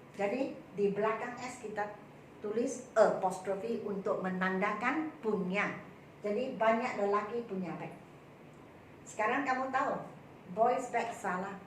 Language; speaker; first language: Malay; non-native, local second language; Chinese